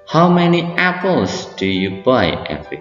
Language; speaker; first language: English; non-native, fluent; Indonesian